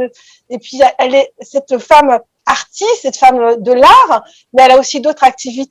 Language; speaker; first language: French; native; French